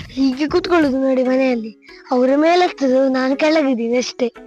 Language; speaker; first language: Kannada; non-native, local second language; Tulu